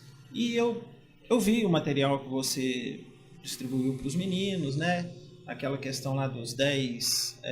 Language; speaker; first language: Portuguese; native; Portuguese